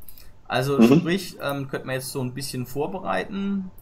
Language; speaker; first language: German; native; German